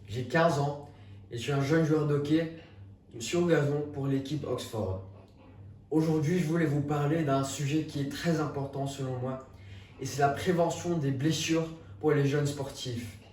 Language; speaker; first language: French; non-native, fluent; English